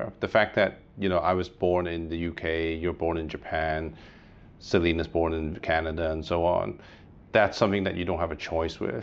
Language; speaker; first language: English; native; English